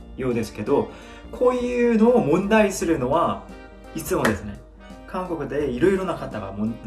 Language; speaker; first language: Japanese; non-native, fluent; Korean